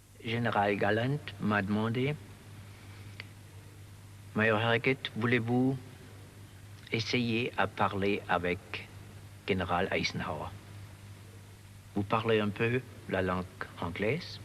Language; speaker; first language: French; non-native, learner; German